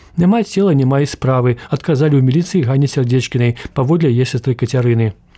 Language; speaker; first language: Belarusian; native; Belarusian